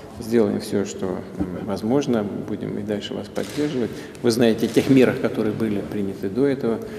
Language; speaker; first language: Russian; native; Russian